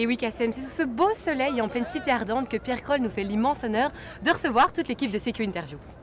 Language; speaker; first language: French; native; French